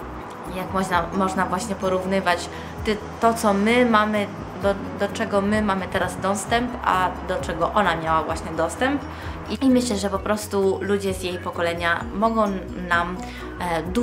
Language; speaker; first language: Polish; early bilingual, heritage; Polish